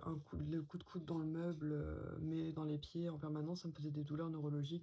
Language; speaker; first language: French; native; French